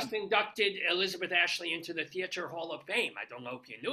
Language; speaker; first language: English; native; English